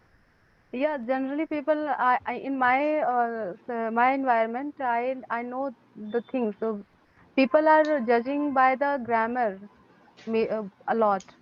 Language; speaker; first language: English; non-native, learner; Hindi